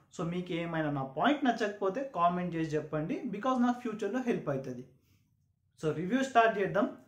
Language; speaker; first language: Telugu; non-native, local second language; Urdu